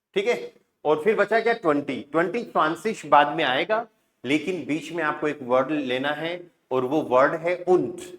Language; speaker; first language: Hindi; native; Hindi